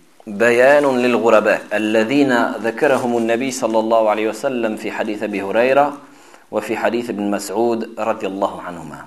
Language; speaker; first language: Arabic; non-native, fluent; French